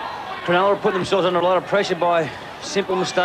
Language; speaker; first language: English; native; English